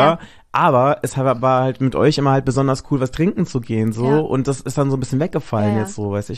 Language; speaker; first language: German; native; German